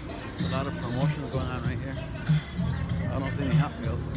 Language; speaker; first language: English; native; English